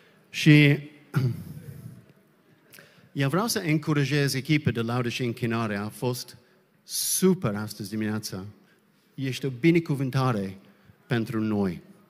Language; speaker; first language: Romanian; non-native, learner; English